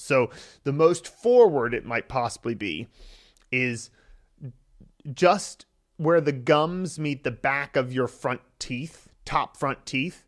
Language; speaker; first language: English; native; English